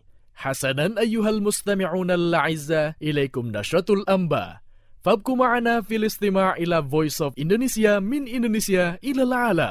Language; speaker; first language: Arabic; non-native, fluent; Indonesian